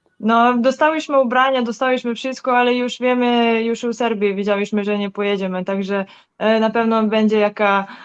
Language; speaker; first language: Polish; non-native, learner; Serbian